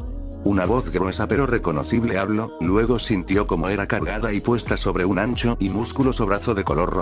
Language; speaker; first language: Spanish; native; Spanish